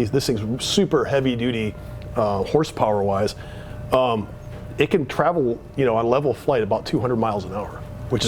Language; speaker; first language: English; native; English